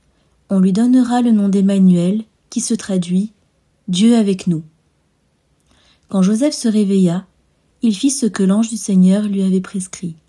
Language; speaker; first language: French; native; French